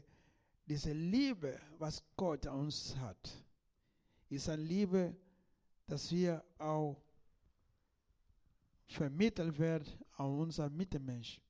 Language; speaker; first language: German; non-native, learner; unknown